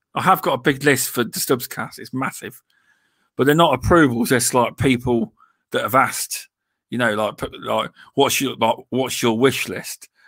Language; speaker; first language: English; native; English